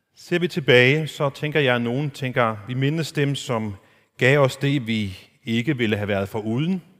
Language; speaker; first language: Danish; non-native, local second language; Faroese